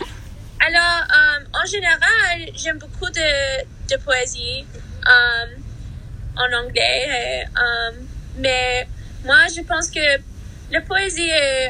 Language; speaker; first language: French; non-native, learner; English